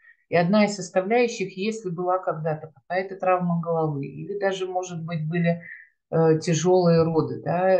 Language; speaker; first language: Russian; native; Russian